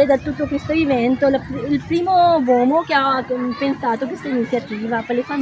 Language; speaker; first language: Italian; non-native, learner; Urdu